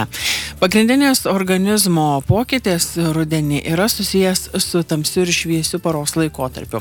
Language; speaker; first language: Lithuanian; native; Lithuanian